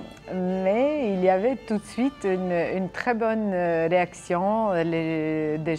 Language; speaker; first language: French; non-native, fluent; Serbian